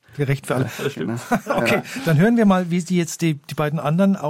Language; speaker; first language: German; native; German